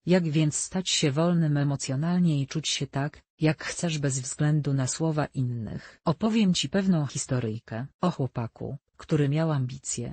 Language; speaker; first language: Polish; native; Polish